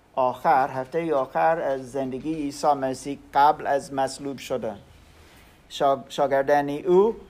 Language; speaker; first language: Persian; non-native, learner; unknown